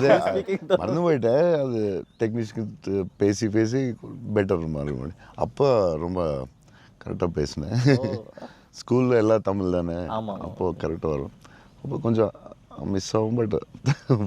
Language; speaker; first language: Tamil; non-native, local second language; Telugu